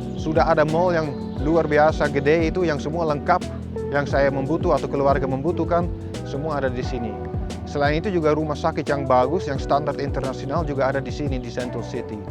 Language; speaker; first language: Indonesian; non-native, fluent; Dutch